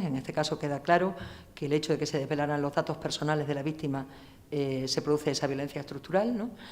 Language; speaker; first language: Spanish; native; Spanish